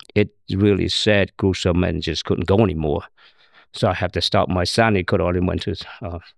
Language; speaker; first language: English; non-native, learner; Khmer